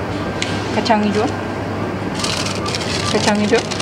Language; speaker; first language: Indonesian; non-native, learner; Russian